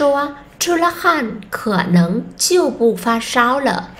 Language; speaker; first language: Chinese; non-native, fluent; Vietnamese